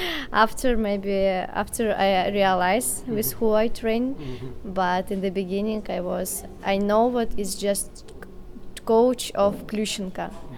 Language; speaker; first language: English; non-native, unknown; Russian